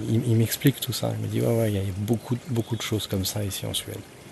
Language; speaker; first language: French; native; French